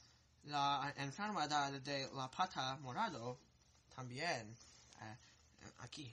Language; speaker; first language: Spanish; non-native, learner; English